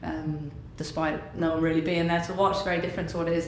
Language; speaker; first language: English; native; English